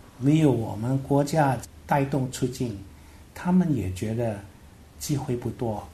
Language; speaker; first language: Chinese; non-native, local second language; Hakka Chinese